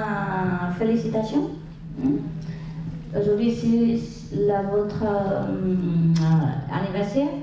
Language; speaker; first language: French; non-native, learner; Vietnamese